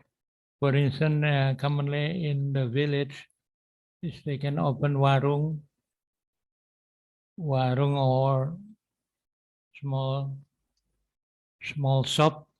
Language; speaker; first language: English; non-native, learner; Indonesian